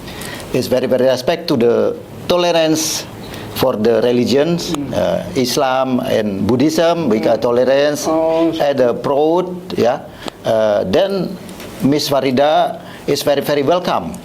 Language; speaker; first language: English; non-native, learner; Indonesian